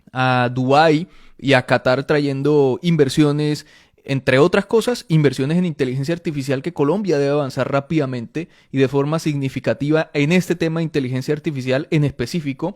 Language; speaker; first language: Spanish; native; Spanish